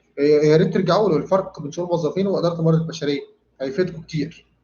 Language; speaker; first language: Arabic; native; Arabic